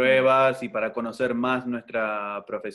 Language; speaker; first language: Spanish; native; Spanish